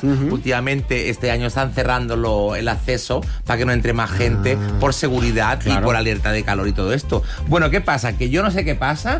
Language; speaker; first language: Spanish; native; Spanish